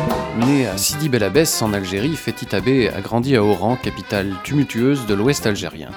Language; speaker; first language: French; native; French